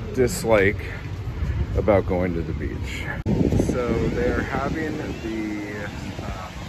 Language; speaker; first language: English; native; English